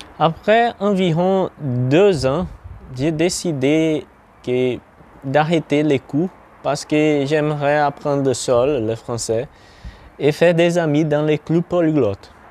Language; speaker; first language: French; non-native, learner; Portuguese